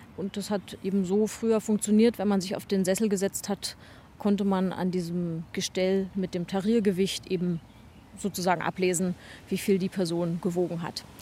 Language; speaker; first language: German; native; German